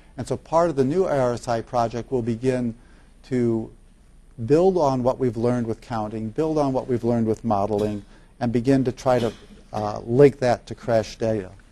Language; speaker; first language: English; native; English